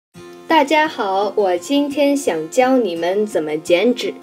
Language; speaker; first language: Chinese; non-native, learner; English